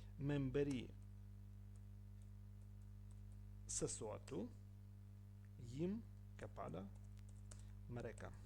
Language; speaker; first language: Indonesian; non-native, learner; Ukrainian